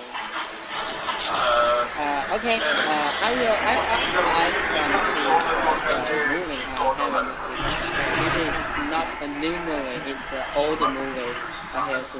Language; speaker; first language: English; non-native, learner; Chinese